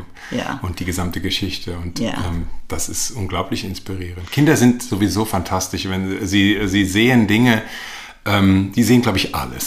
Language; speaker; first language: German; native; German